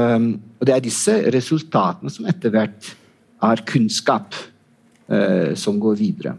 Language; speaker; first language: Norwegian; non-native, fluent; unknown